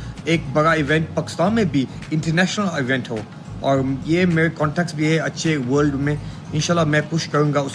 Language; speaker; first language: Hindi; early bilingual, heritage; Hindi